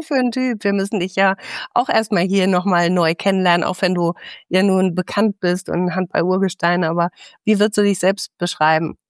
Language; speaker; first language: German; native; German